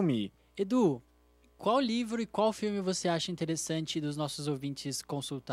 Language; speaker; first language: Portuguese; native; Portuguese